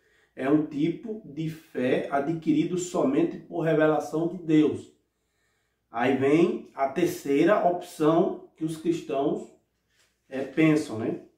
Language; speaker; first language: Portuguese; native; Portuguese